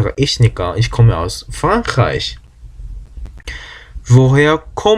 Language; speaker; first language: German; non-native, fluent; Korean